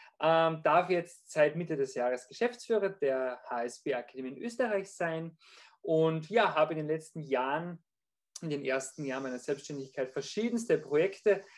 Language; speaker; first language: German; native; German